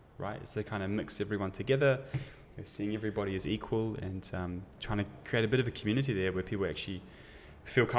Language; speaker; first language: English; native; English